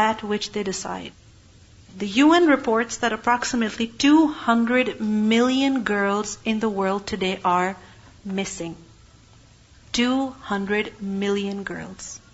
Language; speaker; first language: English; non-native, local second language; Urdu